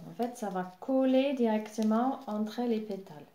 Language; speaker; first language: French; non-native, fluent; English